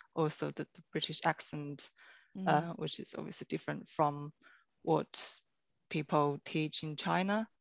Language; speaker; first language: English; non-native, fluent; Chinese